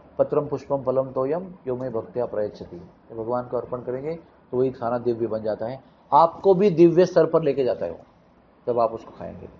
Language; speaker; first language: Hindi; non-native, local second language; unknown